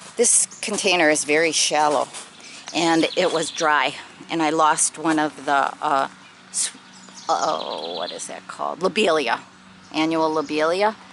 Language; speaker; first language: English; native; English